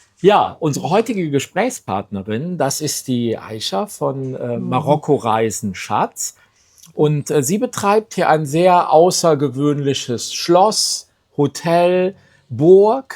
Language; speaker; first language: German; native; German